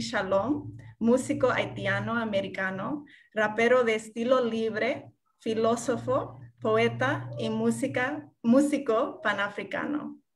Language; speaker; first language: Spanish; non-native, fluent; English